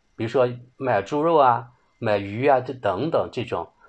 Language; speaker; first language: Chinese; native; Chinese